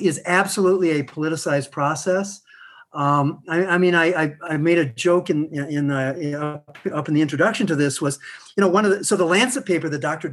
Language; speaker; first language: English; native; English